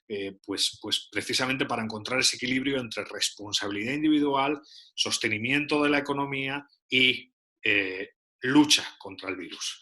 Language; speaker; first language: Spanish; native; Spanish